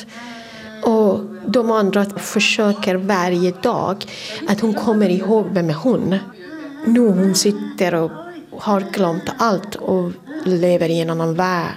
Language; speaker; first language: Swedish; non-native, fluent; Persian